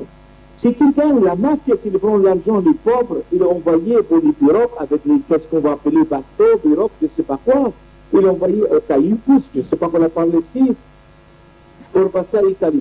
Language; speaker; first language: French; non-native, learner; Arabic